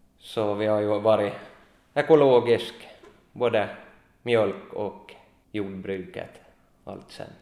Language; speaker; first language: Swedish; native; Swedish